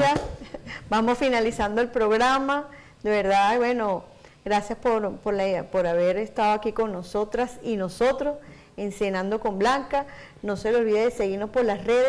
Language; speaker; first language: Spanish; native; Spanish